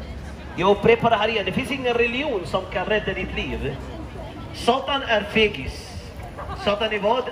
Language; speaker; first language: Swedish; non-native, fluent; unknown